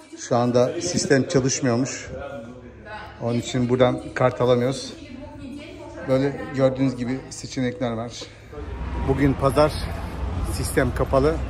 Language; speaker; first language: Turkish; early bilingual, heritage; Turkish